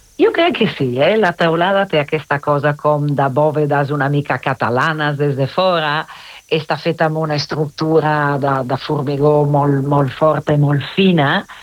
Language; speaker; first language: Catalan; non-native, fluent; Italian